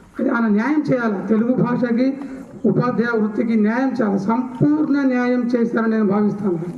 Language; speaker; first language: Telugu; non-native, local second language; Urdu